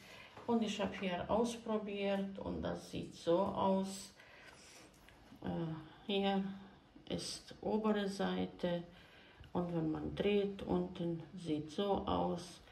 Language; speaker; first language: German; non-native, fluent; Croatian